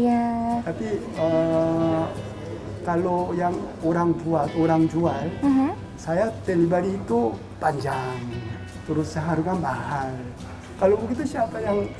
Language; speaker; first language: Indonesian; non-native, learner; Korean